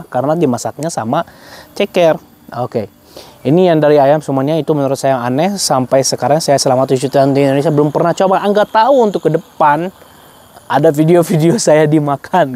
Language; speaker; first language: Indonesian; non-native, fluent; Arabic